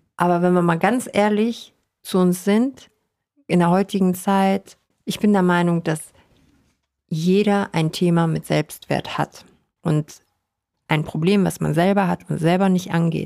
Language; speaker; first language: German; native; German